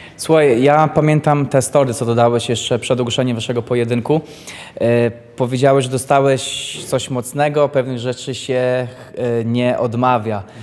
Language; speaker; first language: Polish; native; Polish